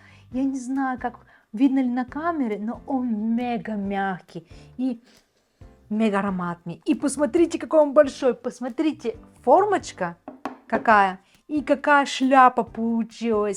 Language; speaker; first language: Russian; non-native, fluent; Bulgarian